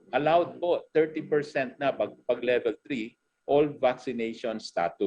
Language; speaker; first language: Filipino; native; Filipino